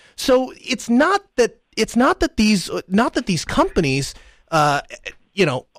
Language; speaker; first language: English; early bilingual, other home language; Hindi